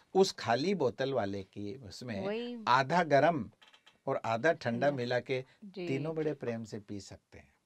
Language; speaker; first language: Hindi; native; Hindi